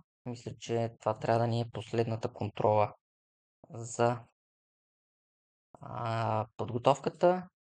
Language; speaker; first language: Bulgarian; native; Bulgarian